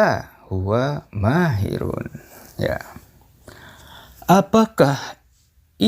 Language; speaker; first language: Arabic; non-native, fluent; Indonesian